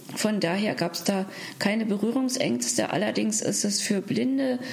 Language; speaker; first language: German; native; German